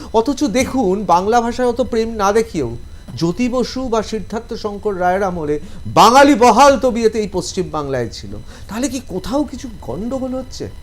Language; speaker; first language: Bangla; native; Bangla